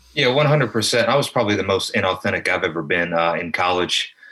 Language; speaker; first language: English; native; English